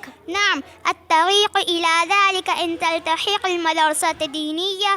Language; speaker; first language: Arabic; non-native, learner; Urdu